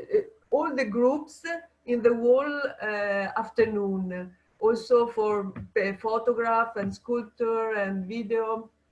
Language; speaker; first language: English; non-native, fluent; Italian